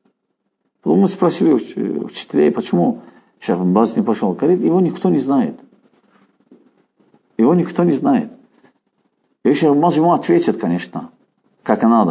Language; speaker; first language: Russian; non-native, fluent; Azerbaijani